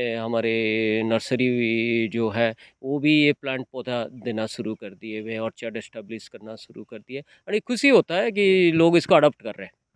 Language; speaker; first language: Hindi; non-native, local second language; Odia